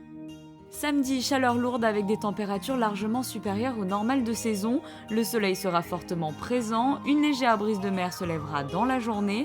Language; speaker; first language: French; native; French